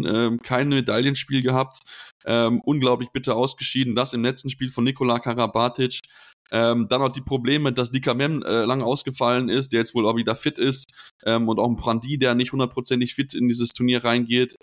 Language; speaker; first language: German; native; German